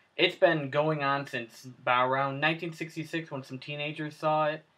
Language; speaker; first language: English; native; English